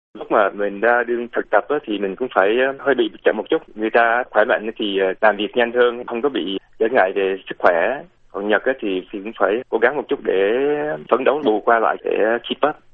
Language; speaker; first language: Vietnamese; early bilingual, other home language; English